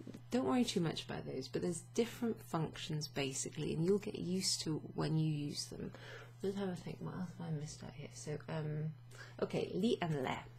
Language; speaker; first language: English; native; English